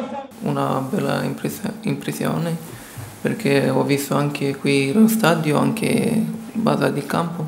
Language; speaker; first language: Italian; non-native, learner; Romanian